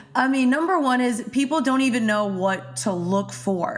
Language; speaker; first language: English; native; English